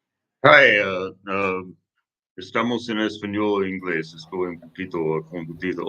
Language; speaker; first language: Spanish; non-native, fluent; English